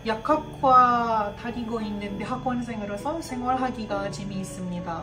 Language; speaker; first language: Korean; non-native, fluent; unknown